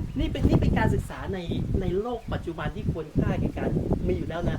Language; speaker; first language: Thai; native; Thai